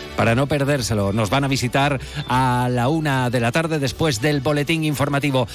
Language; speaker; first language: Spanish; native; Spanish